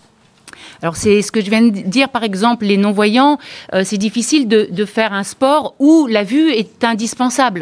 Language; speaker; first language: French; native; French